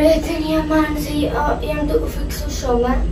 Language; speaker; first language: Albanian; early bilingual, heritage; Albanian